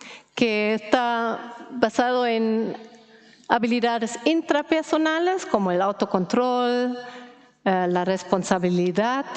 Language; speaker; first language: Spanish; non-native, fluent; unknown